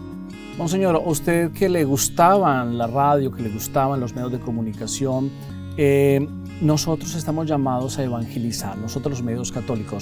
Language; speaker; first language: Spanish; native; Spanish